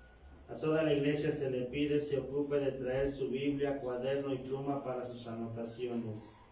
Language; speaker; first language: Spanish; native; Spanish